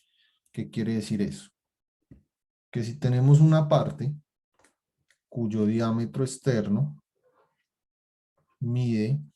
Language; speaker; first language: Spanish; native; Spanish